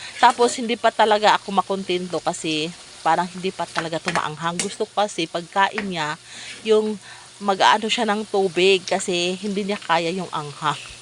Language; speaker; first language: Filipino; non-native, local second language; Cebuano